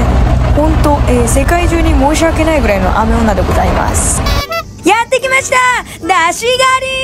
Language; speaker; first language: Japanese; native; Japanese